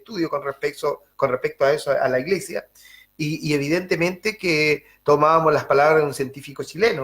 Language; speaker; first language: Spanish; native; Spanish